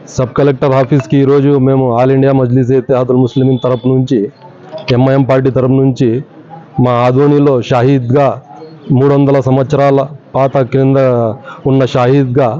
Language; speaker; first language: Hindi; non-native, local second language; Urdu